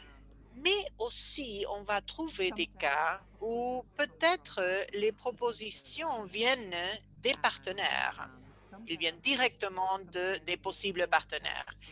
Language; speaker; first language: French; non-native, fluent; Spanish